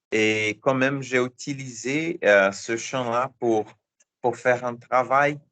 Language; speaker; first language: French; non-native, learner; Portuguese